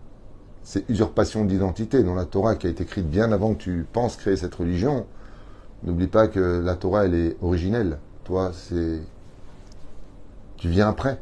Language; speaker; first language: French; native; French